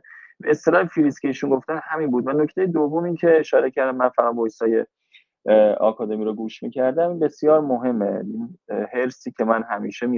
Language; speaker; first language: Persian; native; Persian